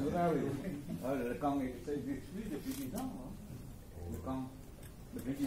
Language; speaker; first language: French; non-native, learner; Khmer